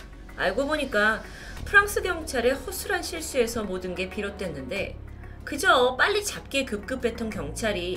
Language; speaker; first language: Korean; native; Korean